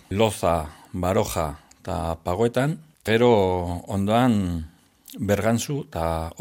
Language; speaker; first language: Basque; non-native, local second language; Spanish